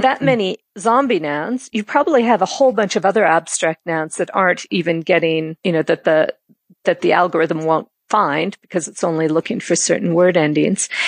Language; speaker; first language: English; native; English